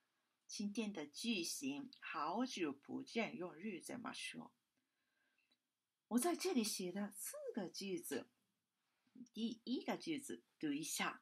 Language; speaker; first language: Chinese; non-native, fluent; Japanese